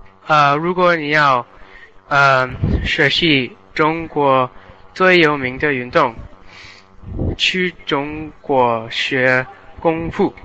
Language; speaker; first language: Chinese; non-native, learner; English